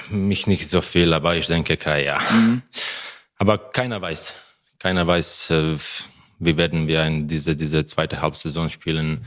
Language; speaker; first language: German; non-native, learner; Croatian